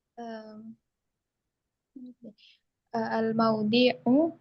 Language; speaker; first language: Arabic; non-native, learner; Indonesian